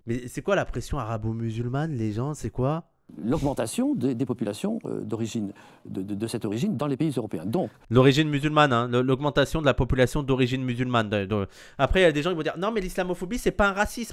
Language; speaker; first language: French; native; French